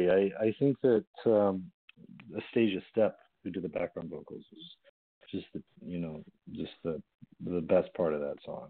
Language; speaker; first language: English; native; English